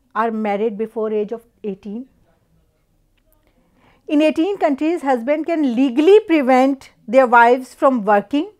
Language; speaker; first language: Urdu; native; Urdu